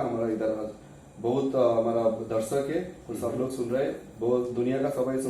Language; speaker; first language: Hindi; non-native, learner; Bangla